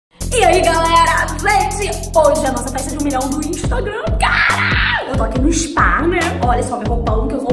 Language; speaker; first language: Portuguese; native; Portuguese